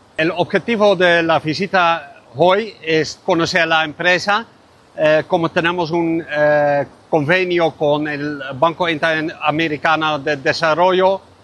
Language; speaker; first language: Spanish; non-native, learner; Dutch